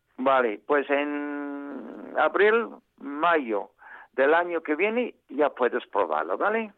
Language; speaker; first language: Spanish; non-native, fluent; English